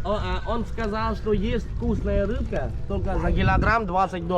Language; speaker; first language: Russian; non-native, fluent; Khmer